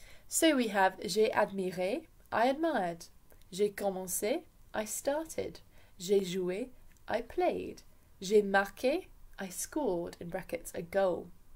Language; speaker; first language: French; non-native, fluent; English